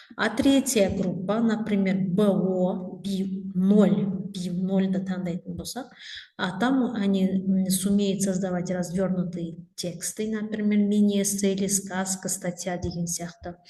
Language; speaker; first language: Russian; non-native, local second language; Kazakh